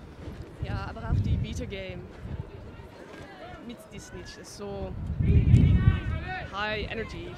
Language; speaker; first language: German; non-native, learner; Dutch